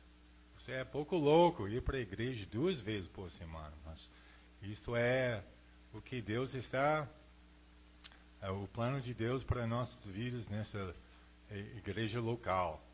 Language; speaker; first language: Portuguese; non-native, fluent; English